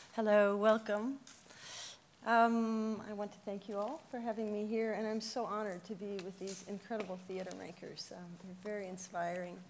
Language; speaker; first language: English; native; English